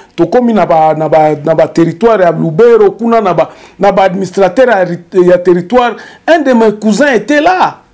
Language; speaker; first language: French; non-native, local second language; Swahili